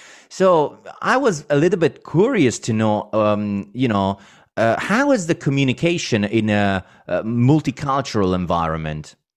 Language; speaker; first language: English; non-native, fluent; Italian